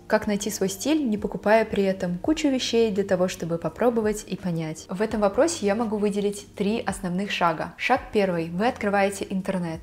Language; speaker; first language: Russian; native; Russian